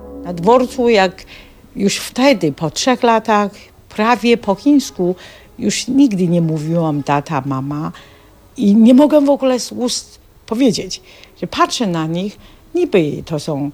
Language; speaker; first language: Polish; non-native, fluent; Chinese